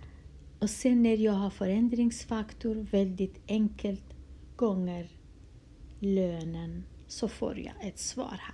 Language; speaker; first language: Swedish; non-native, fluent; Kurdish